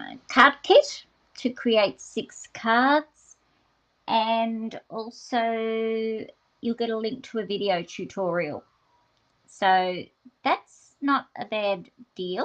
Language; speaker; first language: English; native; English